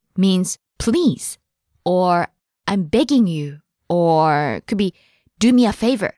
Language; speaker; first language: English; non-native, fluent; Japanese